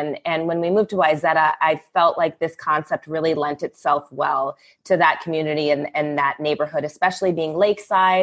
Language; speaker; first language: English; native; English